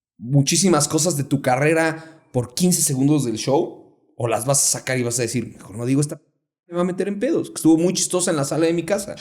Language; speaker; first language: Spanish; native; Spanish